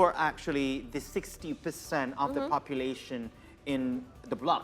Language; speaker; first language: English; non-native, fluent; Indonesian